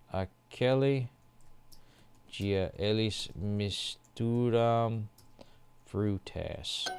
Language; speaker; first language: Portuguese; non-native, learner; English